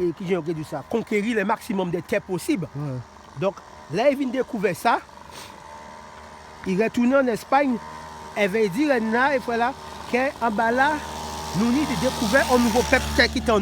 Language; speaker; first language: French; non-native, local second language; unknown